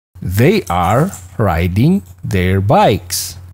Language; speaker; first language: English; non-native, fluent; Indonesian